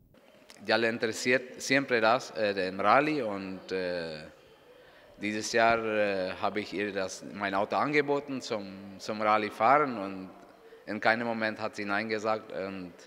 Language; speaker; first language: German; non-native, local second language; Spanish